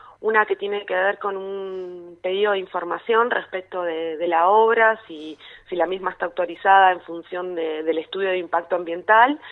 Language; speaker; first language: Spanish; native; Spanish